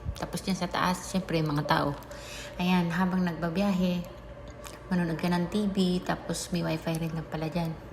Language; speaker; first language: Filipino; native; Filipino